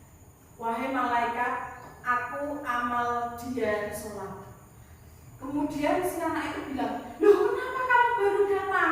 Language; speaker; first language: Indonesian; native; Indonesian